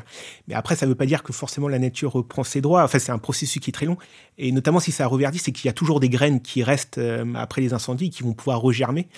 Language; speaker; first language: French; native; French